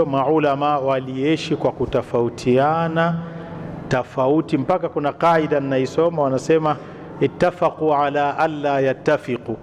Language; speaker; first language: Swahili; non-native, local second language; Rundi